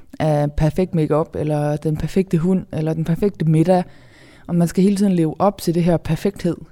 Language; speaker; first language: Danish; native; Danish